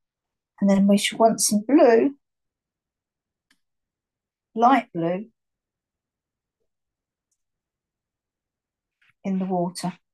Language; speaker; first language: English; native; English